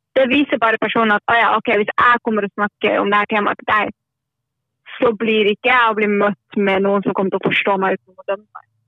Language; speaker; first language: Norwegian; native; Norwegian